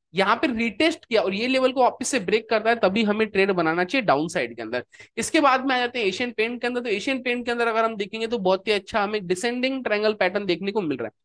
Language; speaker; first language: Hindi; native; Hindi